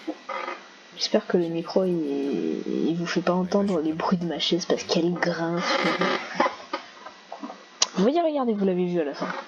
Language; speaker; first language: French; native; French